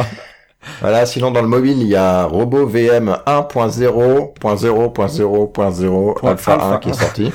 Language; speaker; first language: French; native; French